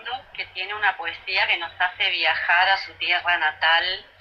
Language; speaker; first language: Spanish; native; Spanish